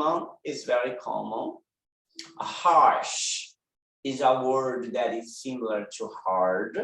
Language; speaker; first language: English; non-native, fluent; Portuguese